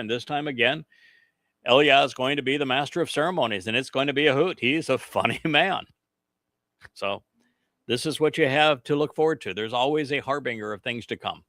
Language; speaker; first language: English; native; English